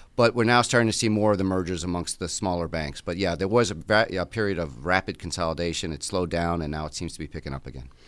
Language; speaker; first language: English; native; English